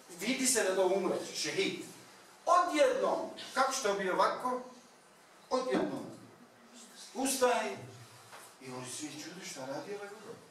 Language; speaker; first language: Bosnian; non-native, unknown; Turkish